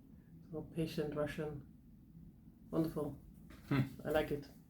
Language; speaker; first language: English; non-native, fluent; German